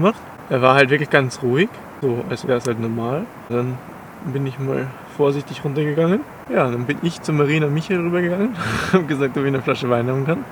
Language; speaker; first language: German; native; German